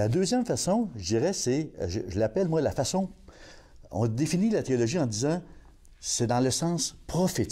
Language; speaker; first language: French; native; French